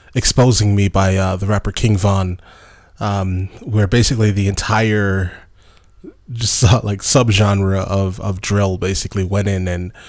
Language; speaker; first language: English; native; English